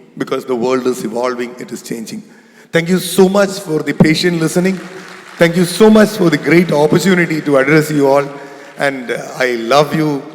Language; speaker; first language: English; non-native, local second language; Malayalam